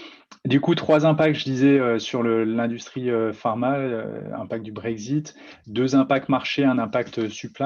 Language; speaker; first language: French; native; French